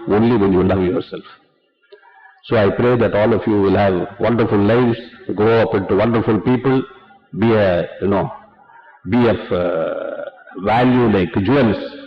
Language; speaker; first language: English; non-native, local second language; Tamil